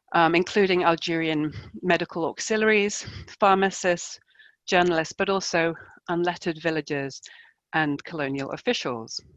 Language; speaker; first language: English; native; English